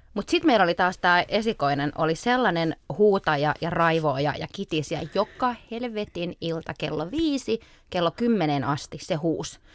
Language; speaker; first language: Finnish; early bilingual, other home language; Arabic